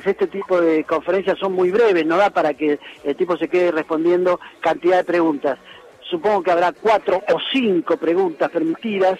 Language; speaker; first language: Spanish; native; Spanish